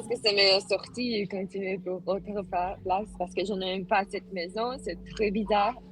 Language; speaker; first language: French; non-native, learner; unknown